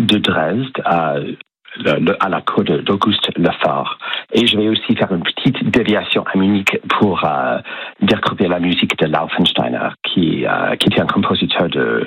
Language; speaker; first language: French; native; French